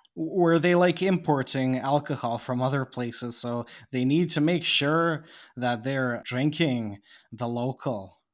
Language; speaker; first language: English; non-native, fluent; Bosnian